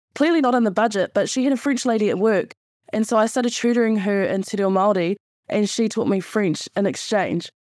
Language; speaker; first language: English; native; English